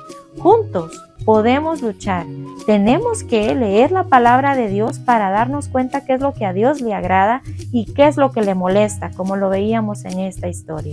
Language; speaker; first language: Spanish; native; Spanish